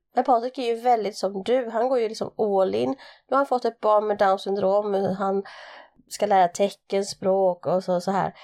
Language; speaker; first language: Swedish; early bilingual, other home language; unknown